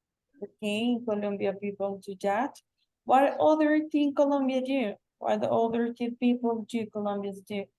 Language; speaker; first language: English; non-native, local second language; Spanish